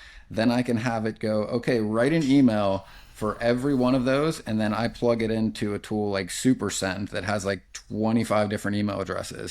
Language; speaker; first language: English; native; English